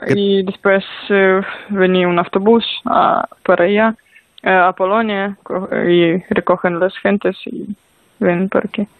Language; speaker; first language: Spanish; non-native, learner; Ukrainian